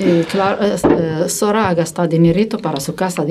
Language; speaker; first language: Spanish; non-native, learner; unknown